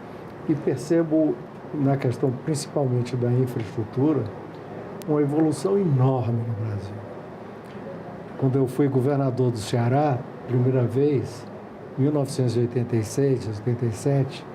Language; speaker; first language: Portuguese; native; Portuguese